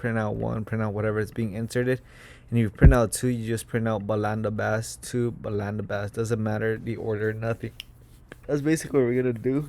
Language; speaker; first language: English; native; English